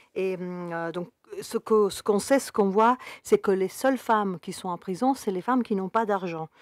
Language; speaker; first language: French; non-native, fluent; Spanish